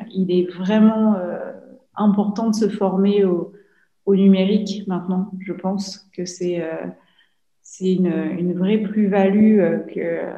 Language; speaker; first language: French; native; French